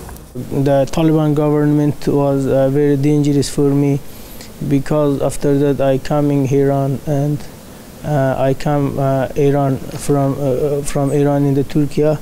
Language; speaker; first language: English; non-native, learner; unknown